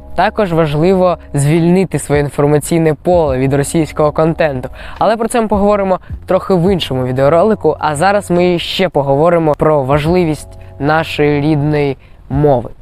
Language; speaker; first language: Ukrainian; native; Ukrainian